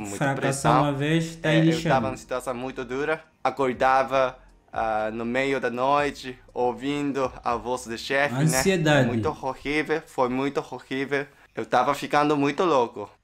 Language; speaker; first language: Portuguese; non-native, learner; Japanese